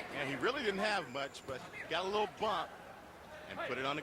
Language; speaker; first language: English; native; English